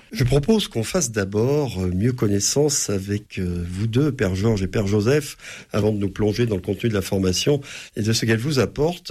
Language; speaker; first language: French; native; French